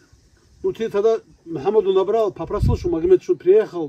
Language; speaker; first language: Russian; non-native, local second language; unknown